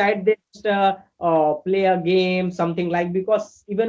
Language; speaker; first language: English; non-native, learner; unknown